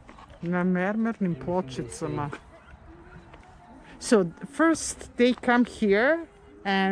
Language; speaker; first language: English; non-native, fluent; Serbian